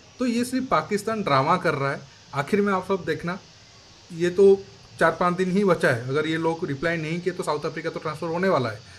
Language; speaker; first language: Hindi; native; Hindi